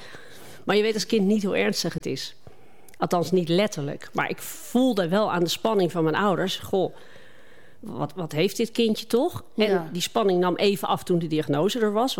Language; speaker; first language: Dutch; native; Dutch